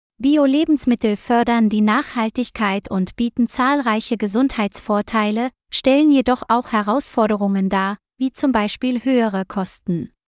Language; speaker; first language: German; non-native, learner; Vietnamese